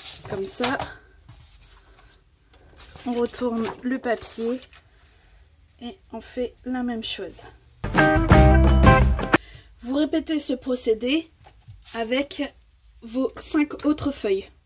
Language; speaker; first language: French; native; French